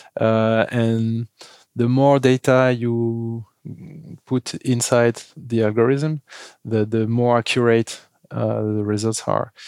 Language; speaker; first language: English; non-native, fluent; French